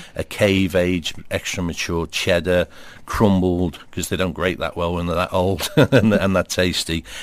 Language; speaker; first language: English; native; English